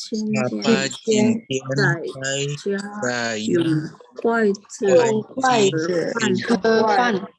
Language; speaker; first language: Chinese; non-native, learner; Indonesian